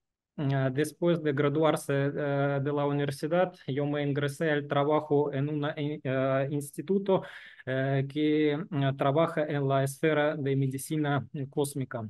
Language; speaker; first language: Spanish; non-native, learner; Russian